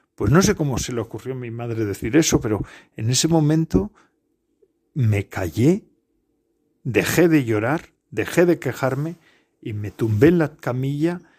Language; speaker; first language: Spanish; native; Spanish